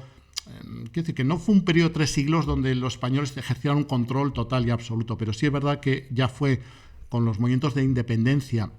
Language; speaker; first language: Spanish; native; Spanish